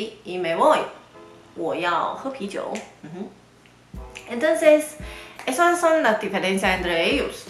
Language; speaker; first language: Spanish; non-native, fluent; Chinese